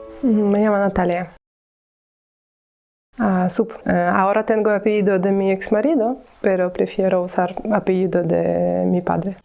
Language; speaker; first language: Spanish; non-native, learner; Ukrainian